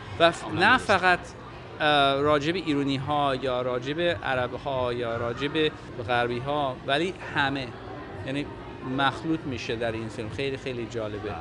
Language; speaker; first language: Persian; non-native, fluent; English